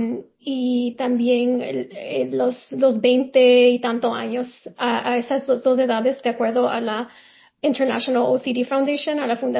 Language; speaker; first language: Spanish; early bilingual, heritage; Spanish